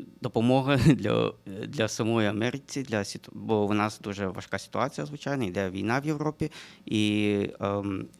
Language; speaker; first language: Ukrainian; non-native, local second language; Russian